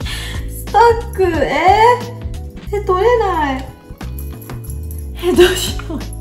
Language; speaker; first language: Japanese; early bilingual, heritage; Japanese